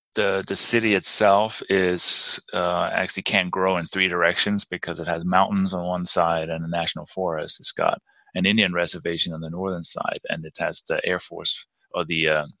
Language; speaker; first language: English; non-native, fluent; Danish